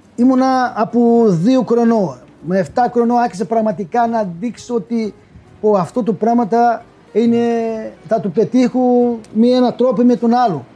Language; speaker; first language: Greek; non-native, fluent; Portuguese